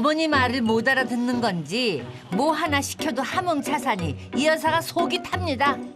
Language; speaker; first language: Korean; native; Korean